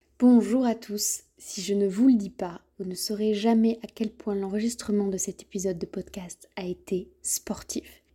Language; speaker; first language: French; native; French